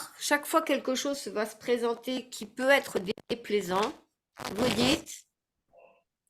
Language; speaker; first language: French; native; French